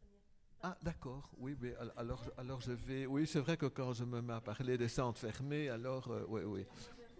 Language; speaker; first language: French; native; French